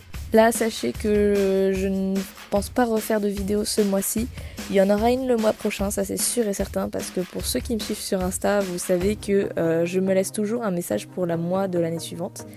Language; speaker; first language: French; native; French